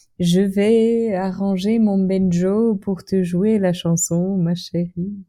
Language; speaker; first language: French; non-native, fluent; Czech